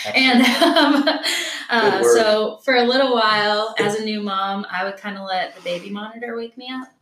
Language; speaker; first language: English; native; English